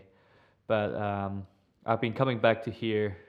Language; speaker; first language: English; non-native, local second language; Cantonese